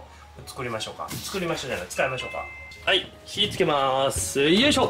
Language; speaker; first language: Japanese; native; Japanese